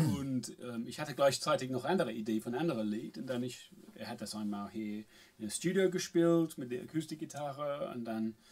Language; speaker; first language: German; non-native, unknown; English